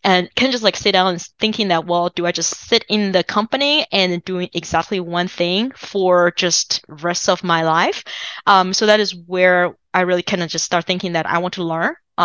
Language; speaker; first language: English; non-native, fluent; Chinese